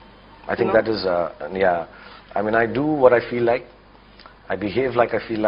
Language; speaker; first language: English; non-native, local second language; Hindi